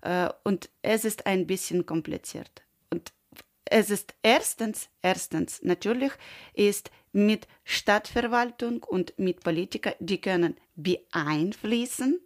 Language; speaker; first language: German; non-native, learner; Ukrainian